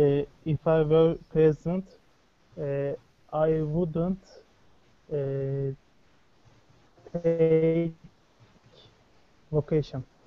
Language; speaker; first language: English; non-native, learner; Turkish